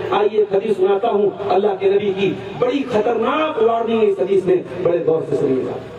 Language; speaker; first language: Urdu; native; Urdu